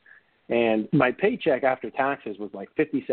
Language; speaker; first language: English; native; English